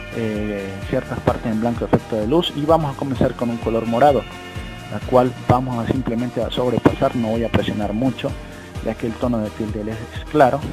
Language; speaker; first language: Spanish; native; Spanish